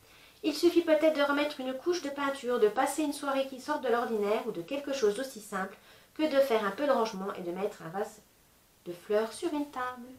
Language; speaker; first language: French; native; French